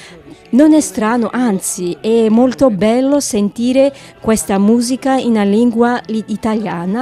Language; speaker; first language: Italian; non-native, learner; Georgian